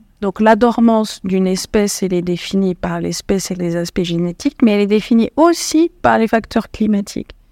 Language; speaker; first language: French; non-native, local second language; Arabic